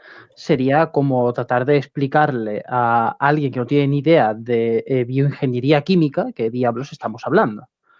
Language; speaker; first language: Spanish; native; Spanish